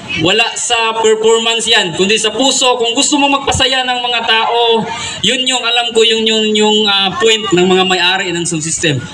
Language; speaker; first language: Filipino; non-native, local second language; Cebuano